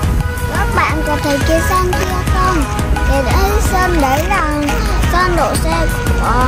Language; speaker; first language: Vietnamese; early bilingual, heritage; Vietnamese